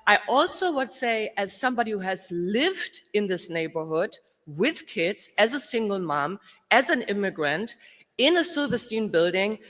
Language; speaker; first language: English; non-native, fluent; German